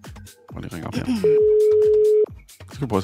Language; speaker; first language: Danish; native; Danish